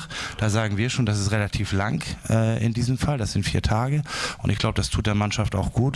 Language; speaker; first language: German; native; German